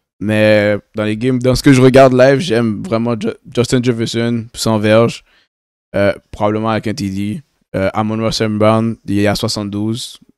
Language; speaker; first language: French; native; French